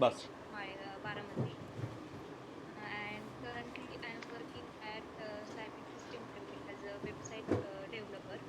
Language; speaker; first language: English; non-native, learner; Marathi